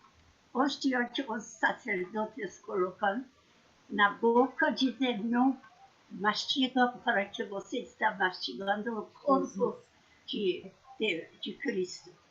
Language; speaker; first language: Portuguese; non-native, fluent; Persian